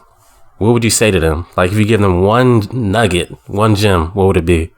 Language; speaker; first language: English; native; English